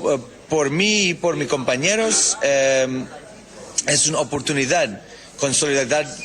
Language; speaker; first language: Spanish; non-native, learner; English